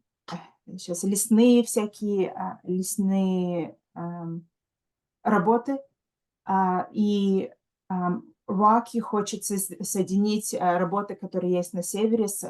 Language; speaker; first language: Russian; early bilingual, heritage; Russian